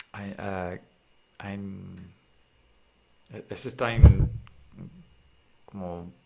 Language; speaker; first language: German; non-native, learner; English